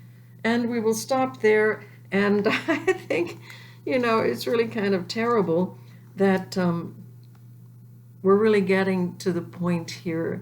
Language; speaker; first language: English; native; English